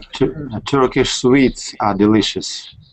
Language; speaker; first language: English; non-native, learner; Turkish